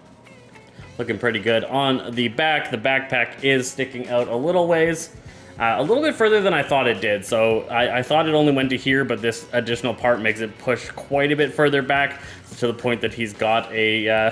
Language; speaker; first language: English; native; English